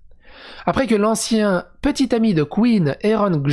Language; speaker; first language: French; native; French